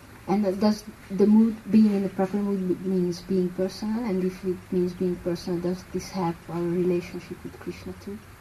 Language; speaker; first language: English; non-native, fluent; Hungarian